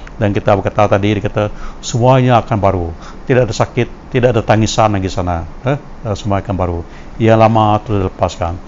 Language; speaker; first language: Malay; non-native, local second language; Iban